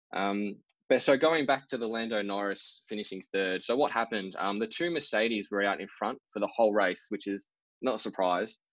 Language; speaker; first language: English; native; English